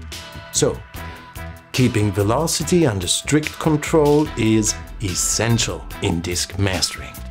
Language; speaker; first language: English; non-native, fluent; German